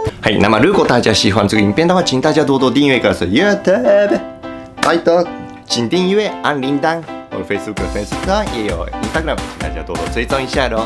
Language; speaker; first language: Chinese; non-native, fluent; Japanese